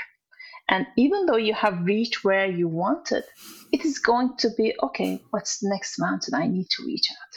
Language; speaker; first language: English; non-native, fluent; Turkish